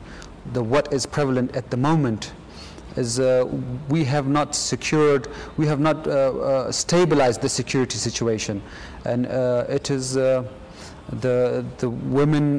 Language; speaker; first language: English; non-native, fluent; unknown